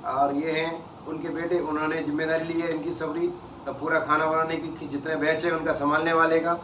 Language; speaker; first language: Hindi; non-native, local second language; Kannada